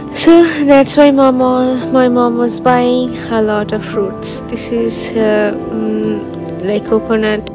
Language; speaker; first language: English; non-native, local second language; Bangla